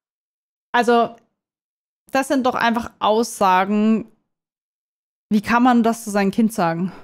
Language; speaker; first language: German; native; German